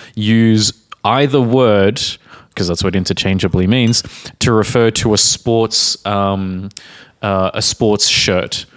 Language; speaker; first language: English; native; English